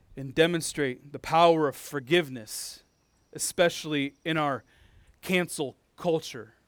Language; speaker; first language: English; native; English